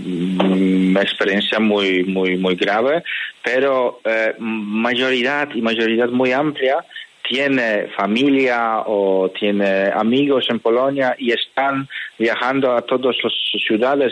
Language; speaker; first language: Spanish; non-native, fluent; Polish